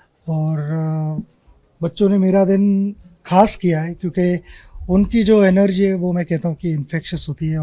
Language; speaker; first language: Hindi; non-native, local second language; Marathi